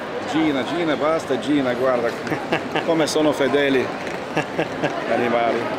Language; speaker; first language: Italian; non-native, learner; Bulgarian